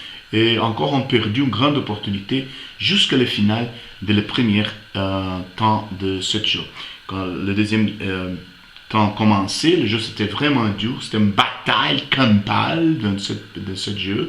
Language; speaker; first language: French; non-native, fluent; Portuguese